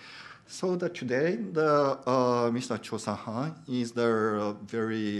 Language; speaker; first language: English; non-native, learner; Japanese